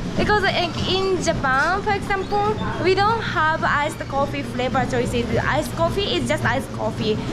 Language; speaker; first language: English; non-native, fluent; Japanese